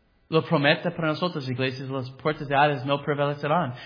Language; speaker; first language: Spanish; non-native, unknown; English